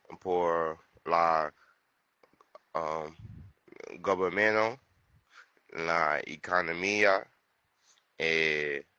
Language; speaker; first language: Spanish; non-native, learner; English